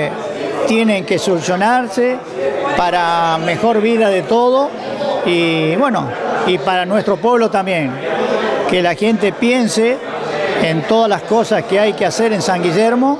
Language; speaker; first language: Spanish; native; Spanish